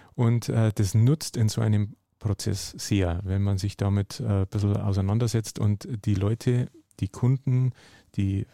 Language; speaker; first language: German; native; German